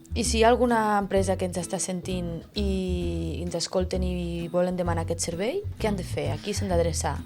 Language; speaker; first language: Catalan; native; Catalan